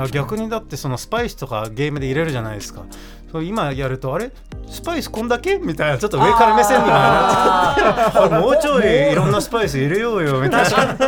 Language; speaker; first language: Japanese; non-native, fluent; Dutch